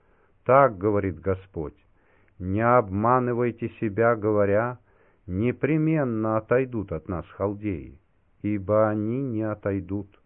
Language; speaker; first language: Russian; native; Russian